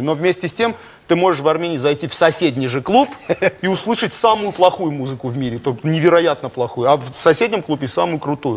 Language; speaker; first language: Russian; non-native, local second language; Armenian